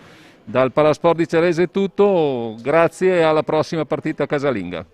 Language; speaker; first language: Italian; native; Italian